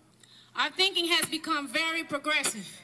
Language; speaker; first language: English; native; English